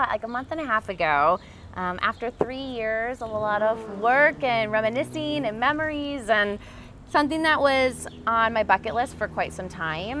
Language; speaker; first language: English; native; English